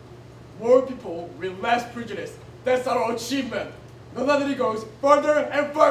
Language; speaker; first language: English; non-native, learner; Korean